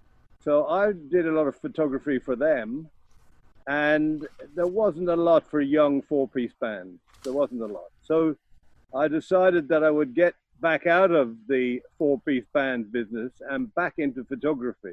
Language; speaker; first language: English; native; English